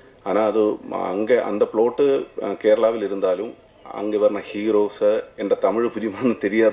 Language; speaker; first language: Tamil; non-native, learner; Malayalam